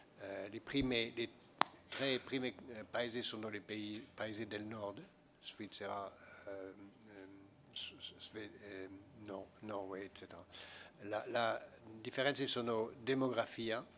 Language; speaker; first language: Italian; non-native, fluent; French